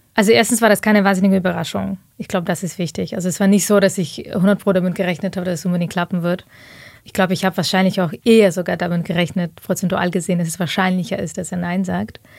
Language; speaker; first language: German; early bilingual, other home language; Russian